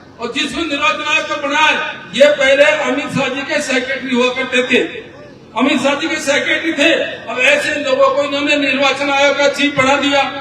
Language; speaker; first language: Hindi; native; Hindi